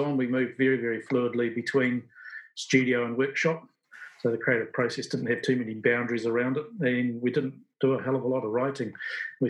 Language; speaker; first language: English; native; English